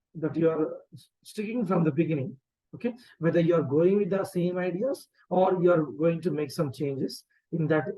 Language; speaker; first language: English; non-native, local second language; Telugu